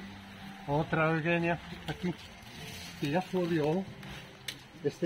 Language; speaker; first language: Spanish; non-native, fluent; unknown